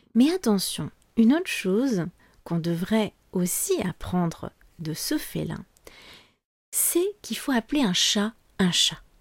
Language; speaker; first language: French; native; French